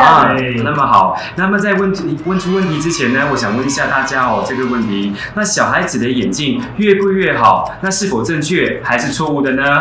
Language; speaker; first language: Chinese; native; Chinese